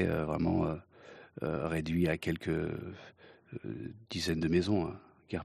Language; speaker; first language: French; early bilingual, other home language; Kabyle